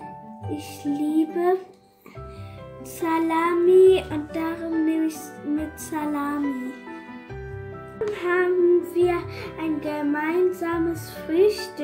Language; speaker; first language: German; early bilingual, other home language; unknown